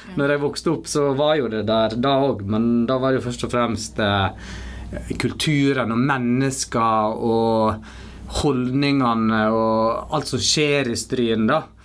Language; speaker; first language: Norwegian; native; Norwegian